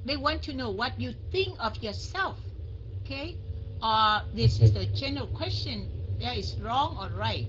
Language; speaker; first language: English; non-native, fluent; Vietnamese